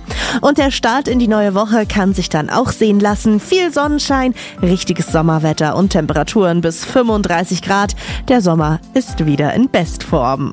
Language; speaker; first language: German; native; German